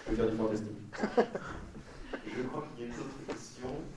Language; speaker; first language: French; native; French